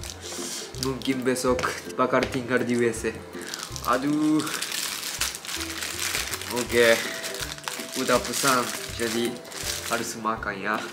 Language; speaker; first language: Indonesian; non-native, learner; Japanese